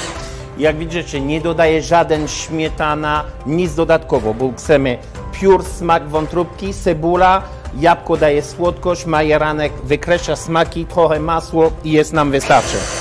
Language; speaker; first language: Polish; non-native, learner; French